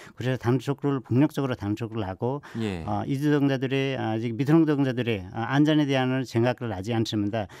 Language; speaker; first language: Korean; non-native, learner; Nepali